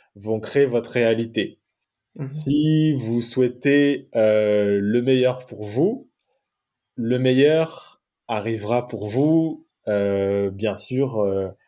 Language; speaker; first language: French; native; French